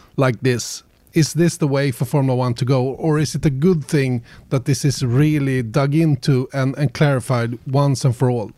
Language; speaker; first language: English; non-native, fluent; Swedish